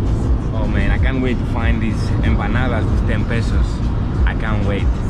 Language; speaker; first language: English; non-native, fluent; Greek